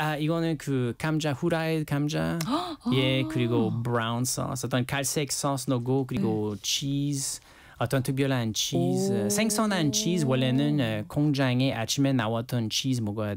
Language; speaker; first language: Korean; non-native, learner; French